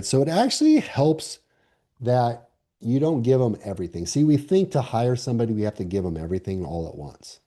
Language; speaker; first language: English; native; English